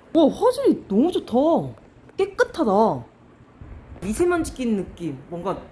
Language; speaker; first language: Korean; early bilingual, heritage; Korean